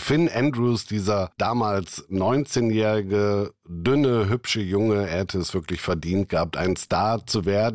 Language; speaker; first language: German; native; German